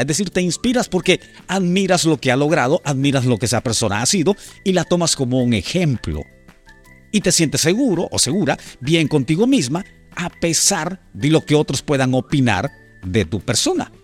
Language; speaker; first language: Spanish; native; Spanish